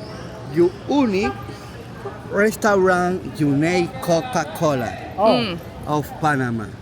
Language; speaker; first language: English; non-native, learner; Spanish